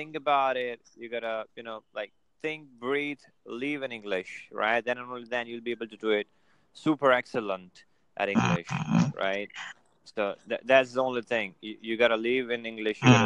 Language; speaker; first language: English; non-native, local second language; Gujarati